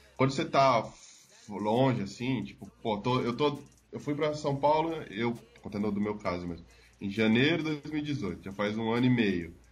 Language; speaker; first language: Portuguese; native; Portuguese